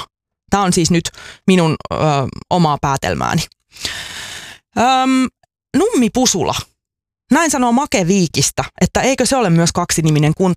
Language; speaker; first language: Finnish; native; Finnish